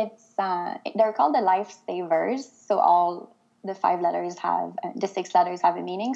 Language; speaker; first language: English; non-native, fluent; French